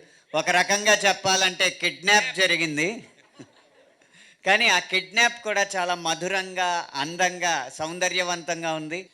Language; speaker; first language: Telugu; native; Telugu